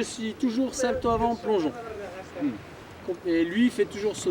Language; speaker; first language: French; native; French